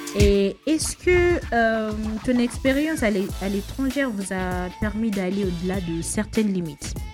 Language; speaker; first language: French; non-native, fluent; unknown